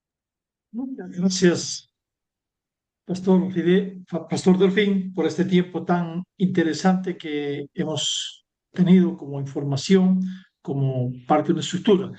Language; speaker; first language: Spanish; native; Spanish